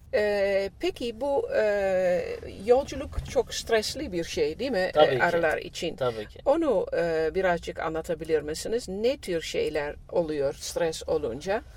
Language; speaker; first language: Turkish; non-native, fluent; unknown